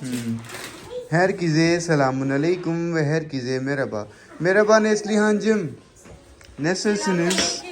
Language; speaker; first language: Turkish; non-native, learner; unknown